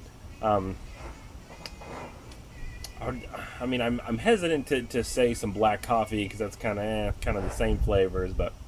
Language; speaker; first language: English; native; English